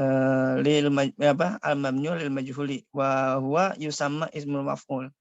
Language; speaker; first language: Arabic; non-native, learner; Indonesian